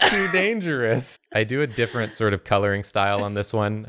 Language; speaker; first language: English; native; English